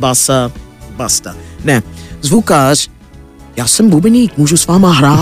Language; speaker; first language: Czech; non-native, fluent; English